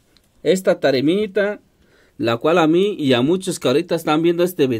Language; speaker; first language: Spanish; native; Spanish